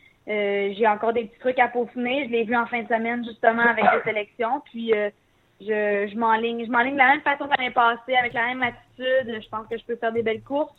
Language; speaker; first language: French; native; French